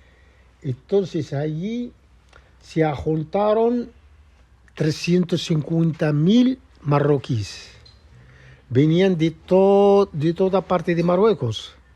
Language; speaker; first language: Spanish; non-native, fluent; Arabic